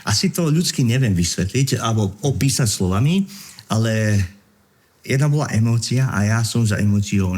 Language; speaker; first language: Slovak; native; Slovak